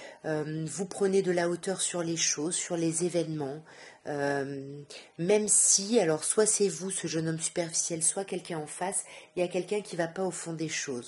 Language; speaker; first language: French; native; French